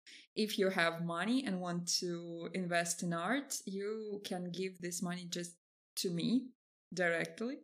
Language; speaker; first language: English; non-native, fluent; Russian